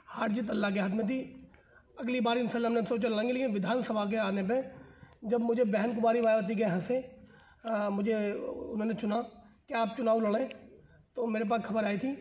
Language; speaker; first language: Hindi; native; Hindi